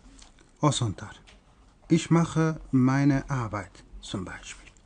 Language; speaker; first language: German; non-native, fluent; Persian